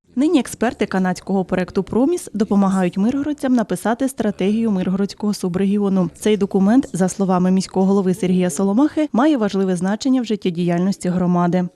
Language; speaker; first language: Ukrainian; native; Ukrainian